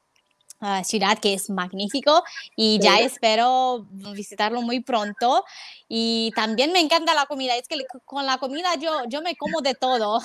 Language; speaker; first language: Spanish; non-native, fluent; Romanian